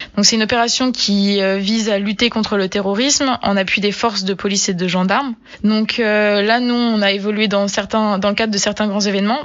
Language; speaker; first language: French; native; French